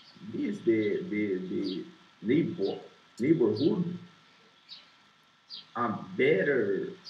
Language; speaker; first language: English; non-native, learner; Portuguese